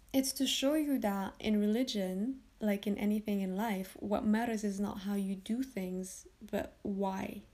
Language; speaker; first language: English; early bilingual, heritage; French